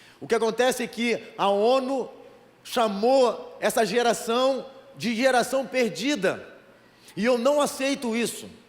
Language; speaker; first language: Portuguese; native; Portuguese